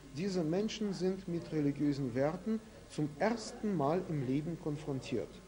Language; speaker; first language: German; non-native, fluent; Russian